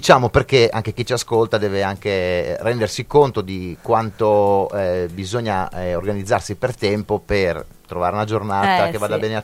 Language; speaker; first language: Italian; native; Italian